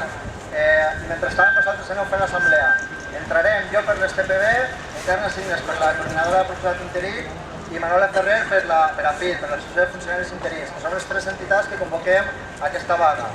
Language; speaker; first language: Catalan; native; Catalan